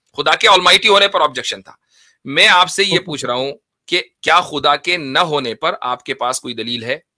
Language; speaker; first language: Hindi; native; Hindi